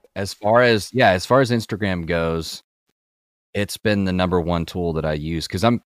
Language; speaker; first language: English; native; English